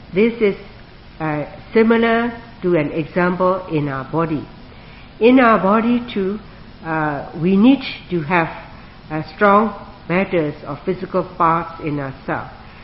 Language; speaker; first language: English; non-native, fluent; Burmese